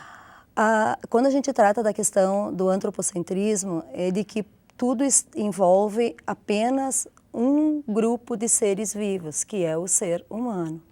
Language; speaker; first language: Portuguese; native; Portuguese